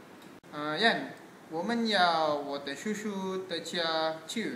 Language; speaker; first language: Chinese; non-native, learner; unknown